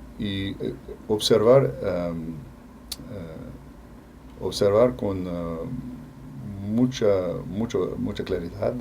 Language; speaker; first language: Spanish; non-native, fluent; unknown